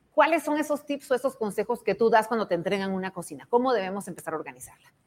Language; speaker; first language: Spanish; native; Spanish